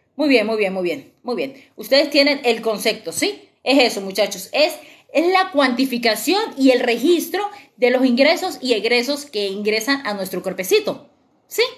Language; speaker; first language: Spanish; native; Spanish